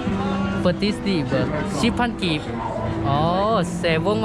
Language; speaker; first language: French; non-native, learner; Lao